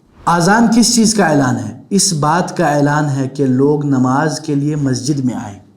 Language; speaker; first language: Urdu; native; Urdu